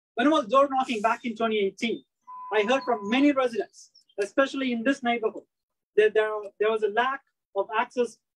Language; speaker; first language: English; early bilingual, other home language; Tamil